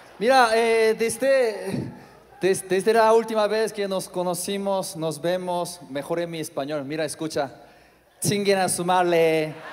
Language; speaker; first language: Spanish; non-native, learner; Korean